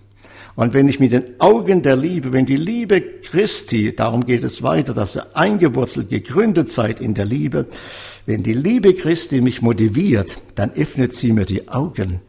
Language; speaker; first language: German; native; German